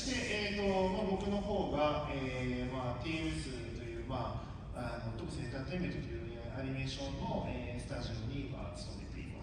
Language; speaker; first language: Japanese; native; Japanese